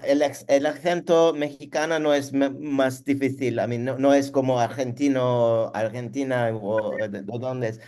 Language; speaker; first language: Spanish; non-native, learner; Turkish